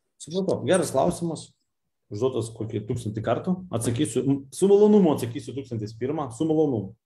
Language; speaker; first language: Lithuanian; non-native, local second language; Russian